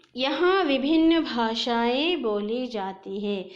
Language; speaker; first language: Hindi; non-native, local second language; Telugu